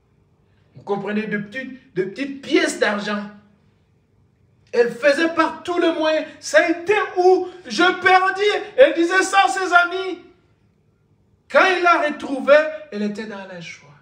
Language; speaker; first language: French; non-native, local second language; Lingala